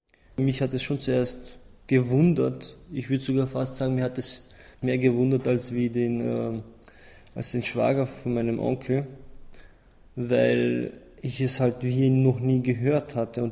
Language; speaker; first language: German; early bilingual, other home language; Albanian